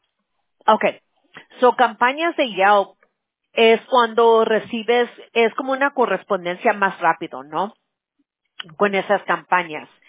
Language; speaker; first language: Spanish; early bilingual, heritage; Spanish